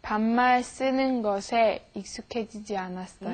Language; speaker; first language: Korean; non-native, learner; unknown